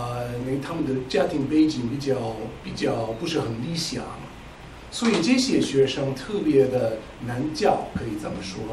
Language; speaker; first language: Chinese; non-native, fluent; English